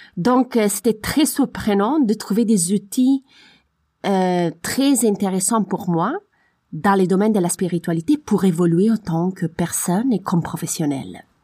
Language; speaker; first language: French; non-native, fluent; Italian